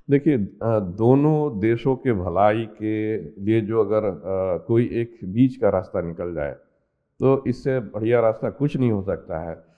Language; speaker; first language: Hindi; native; Hindi